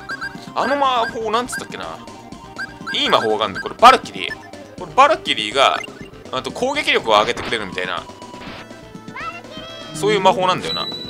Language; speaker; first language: Japanese; native; Japanese